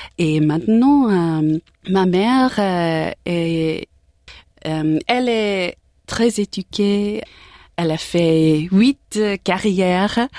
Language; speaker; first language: French; non-native, learner; English